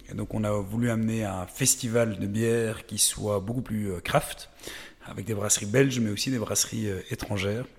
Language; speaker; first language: French; native; French